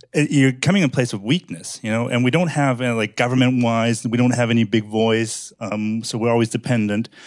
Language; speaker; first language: English; early bilingual, other home language; German